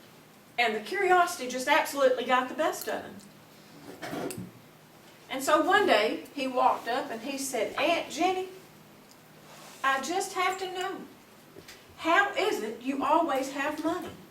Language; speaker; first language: English; native; English